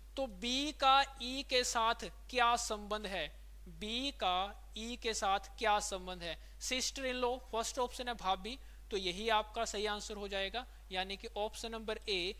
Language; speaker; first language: Hindi; native; Hindi